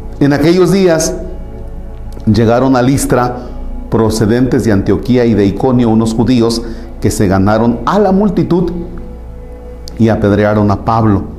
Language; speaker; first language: Spanish; native; Spanish